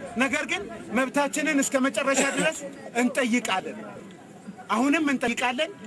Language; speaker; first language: Amharic; non-native, local second language; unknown